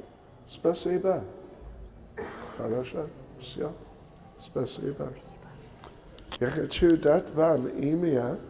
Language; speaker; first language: Russian; non-native, learner; English